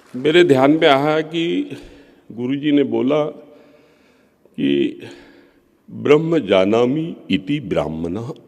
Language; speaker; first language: Hindi; non-native, local second language; Gondi